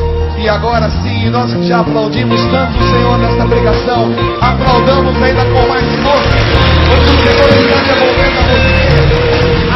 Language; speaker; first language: Portuguese; native; Portuguese